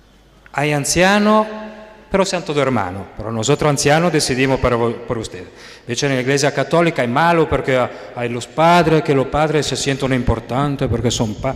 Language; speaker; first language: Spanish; non-native, fluent; Italian